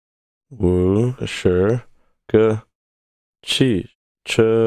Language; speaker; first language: Chinese; non-native, learner; English